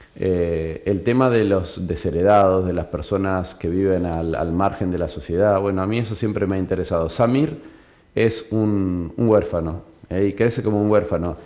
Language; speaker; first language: Spanish; native; Spanish